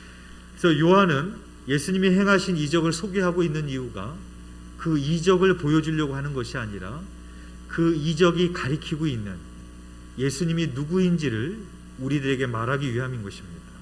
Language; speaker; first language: Korean; native; Korean